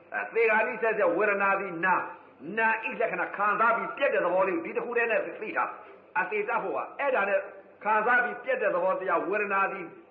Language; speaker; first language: Burmese; native; Burmese